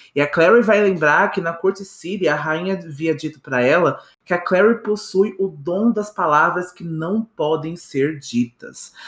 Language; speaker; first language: Portuguese; native; Portuguese